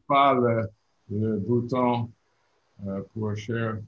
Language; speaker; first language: French; non-native, learner; English